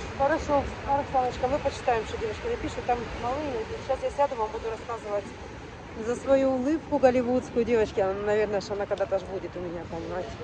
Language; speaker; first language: Russian; native; Russian